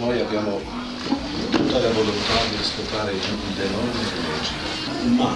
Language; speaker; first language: Italian; non-native, fluent; Albanian